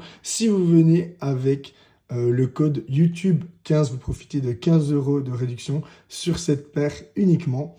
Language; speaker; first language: French; native; French